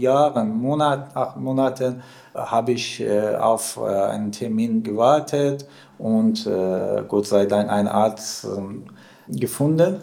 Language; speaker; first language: German; non-native, learner; Persian